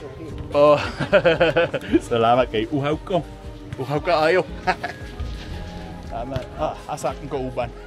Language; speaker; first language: Cebuano; non-native, learner; English